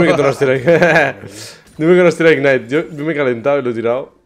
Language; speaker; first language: Spanish; native; Spanish